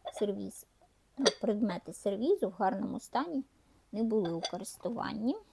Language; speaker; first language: Ukrainian; non-native, local second language; Russian